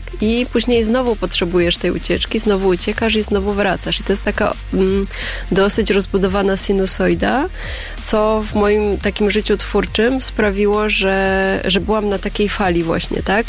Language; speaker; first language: Polish; native; Polish